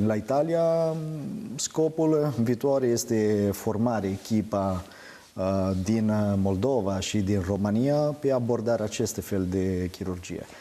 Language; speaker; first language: Romanian; non-native, learner; Italian